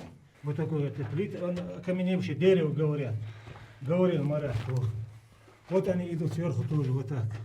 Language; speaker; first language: Russian; native; Russian